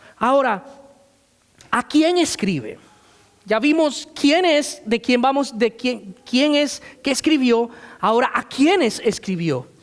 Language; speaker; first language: Spanish; native; Spanish